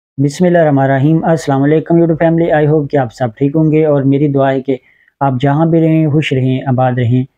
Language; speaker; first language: Urdu; non-native, local second language; Punjabi